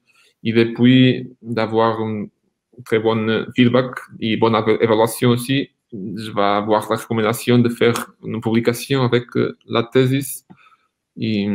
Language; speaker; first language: French; non-native, fluent; Portuguese